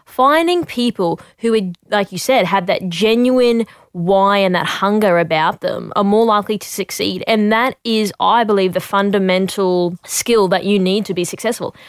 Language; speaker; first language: English; native; English